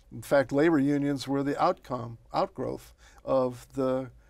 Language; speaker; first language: English; native; English